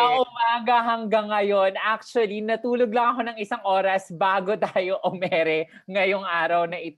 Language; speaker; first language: Filipino; native; Filipino